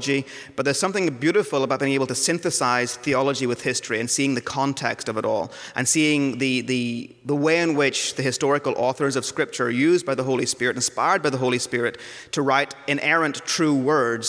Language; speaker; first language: English; native; English